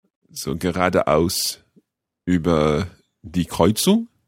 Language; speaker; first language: German; non-native, learner; English